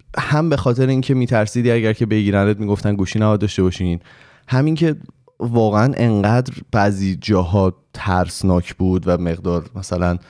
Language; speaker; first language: Persian; native; Persian